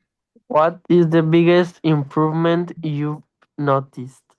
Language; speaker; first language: English; non-native, learner; Spanish